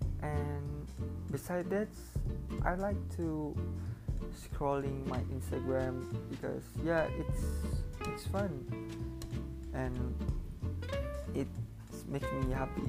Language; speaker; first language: English; non-native, learner; Indonesian